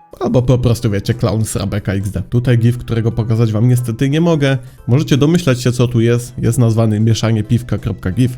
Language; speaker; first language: Polish; native; Polish